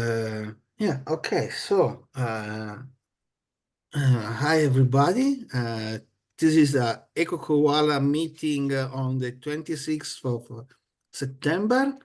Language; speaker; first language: English; non-native, fluent; Italian